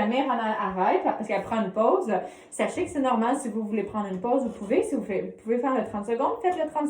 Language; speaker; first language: French; native; French